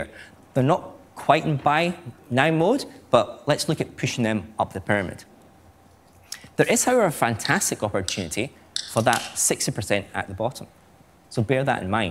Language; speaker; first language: English; native; English